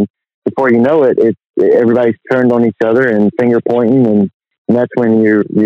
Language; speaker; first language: English; native; English